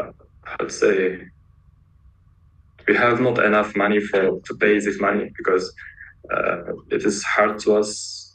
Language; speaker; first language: English; non-native, learner; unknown